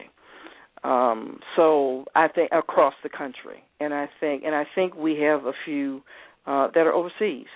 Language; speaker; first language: English; native; English